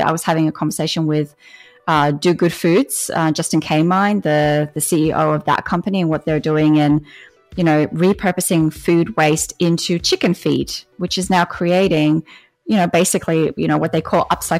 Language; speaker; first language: English; native; English